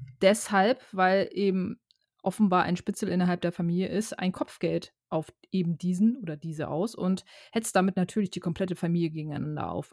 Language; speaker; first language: German; native; German